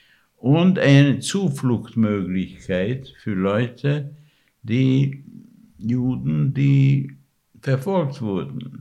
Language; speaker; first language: German; non-native, fluent; Hungarian